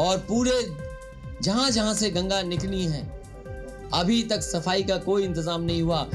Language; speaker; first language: Hindi; native; Hindi